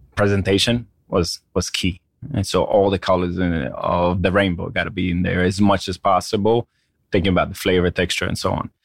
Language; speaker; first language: English; non-native, fluent; Hebrew